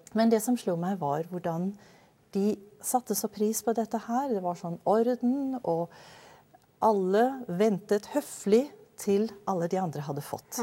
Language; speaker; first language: Norwegian; early bilingual, other home language; Danish